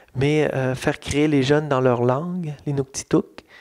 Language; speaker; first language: French; native; French